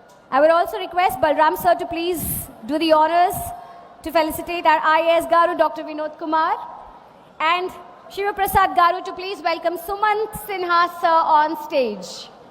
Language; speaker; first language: English; non-native, local second language; Telugu